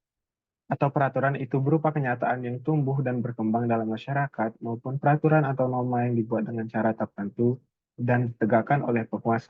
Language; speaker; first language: Indonesian; native; Indonesian